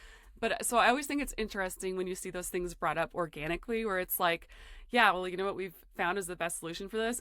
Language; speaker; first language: English; native; English